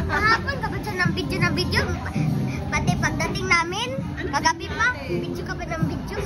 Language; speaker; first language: Filipino; native; Filipino